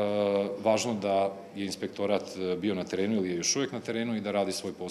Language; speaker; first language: Croatian; native; Croatian